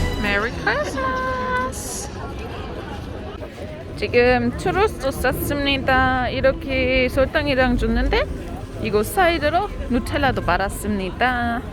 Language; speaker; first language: Korean; early bilingual, heritage; German